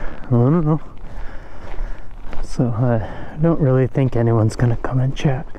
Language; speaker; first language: English; native; English